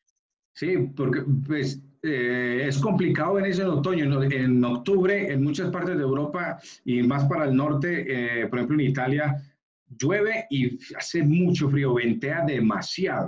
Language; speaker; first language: Spanish; native; Spanish